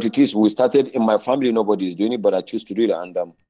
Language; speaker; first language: English; non-native, local second language; Hausa